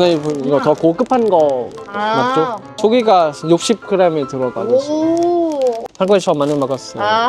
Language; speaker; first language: Korean; non-native, learner; Vietnamese